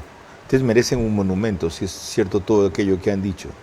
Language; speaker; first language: Spanish; native; Spanish